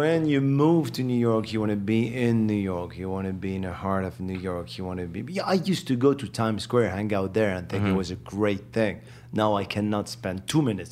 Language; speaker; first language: English; non-native, fluent; Arabic